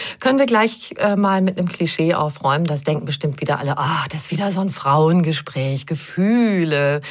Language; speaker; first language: German; native; German